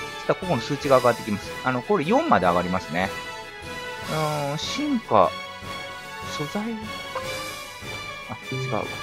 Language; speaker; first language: Japanese; native; Japanese